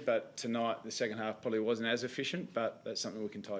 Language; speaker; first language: English; native; English